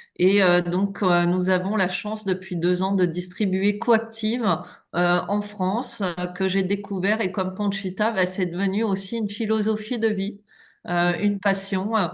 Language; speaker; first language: French; native; French